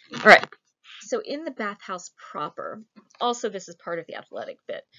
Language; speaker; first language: English; native; English